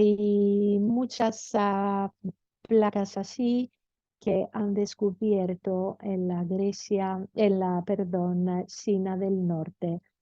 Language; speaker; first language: Spanish; non-native, fluent; Greek